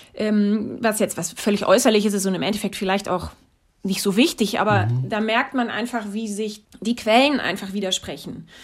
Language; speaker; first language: German; native; German